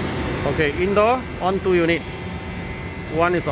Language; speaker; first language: English; non-native, local second language; Chinese